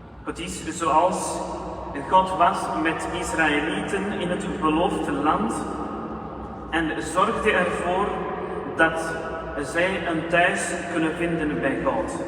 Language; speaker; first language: Dutch; non-native, fluent; Urdu